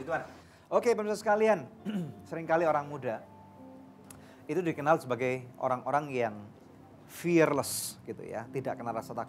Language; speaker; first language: Indonesian; native; Indonesian